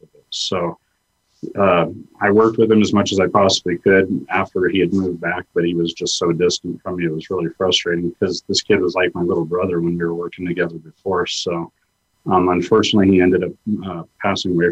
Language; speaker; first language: English; native; English